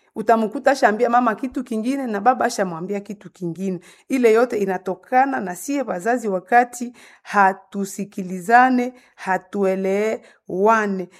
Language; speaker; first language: Swahili; native; Swahili